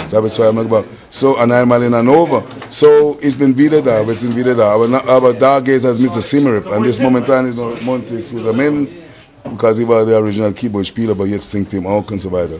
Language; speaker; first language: German; non-native, learner; English